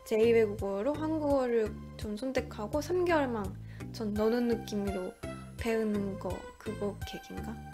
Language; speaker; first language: Korean; non-native, fluent; Japanese